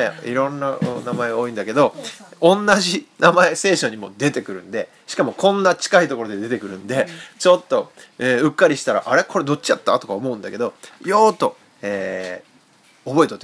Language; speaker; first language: Japanese; native; Japanese